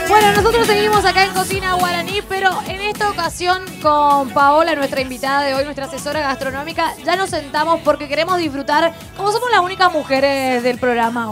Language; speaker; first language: Spanish; native; Spanish